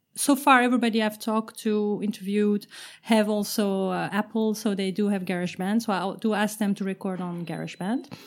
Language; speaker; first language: English; non-native, fluent; Turkish